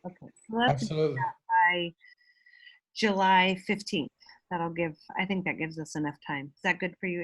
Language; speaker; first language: English; native; English